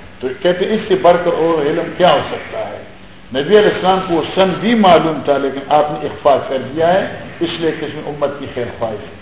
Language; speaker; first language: Urdu; non-native, local second language; Northern Hindko